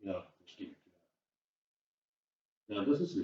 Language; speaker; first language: German; non-native, learner; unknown